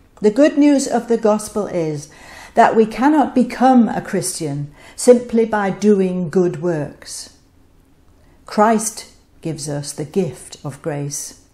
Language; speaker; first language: English; native; English